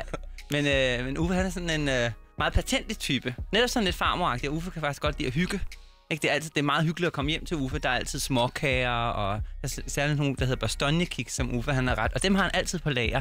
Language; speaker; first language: Danish; native; Danish